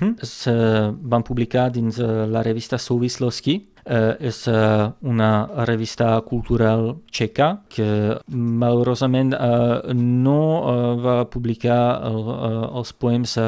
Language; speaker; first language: Catalan; non-native, fluent; Czech